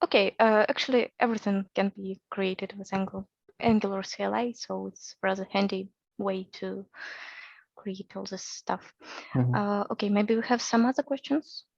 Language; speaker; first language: English; non-native, fluent; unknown